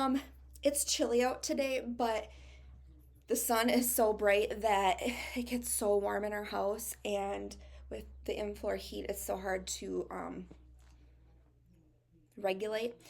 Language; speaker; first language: English; native; English